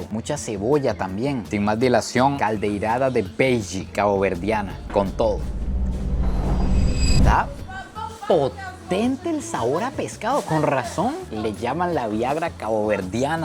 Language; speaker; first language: Spanish; native; Spanish